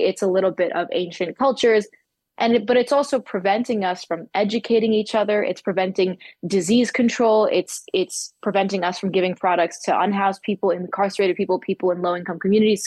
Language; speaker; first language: English; native; English